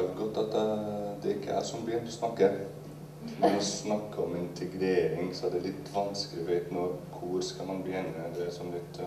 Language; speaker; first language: Norwegian; non-native, learner; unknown